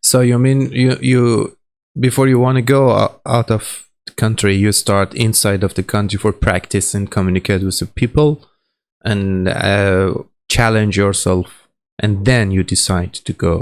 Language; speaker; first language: English; non-native, learner; Persian